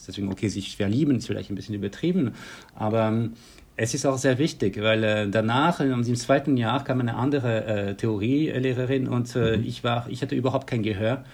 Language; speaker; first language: German; non-native, fluent; French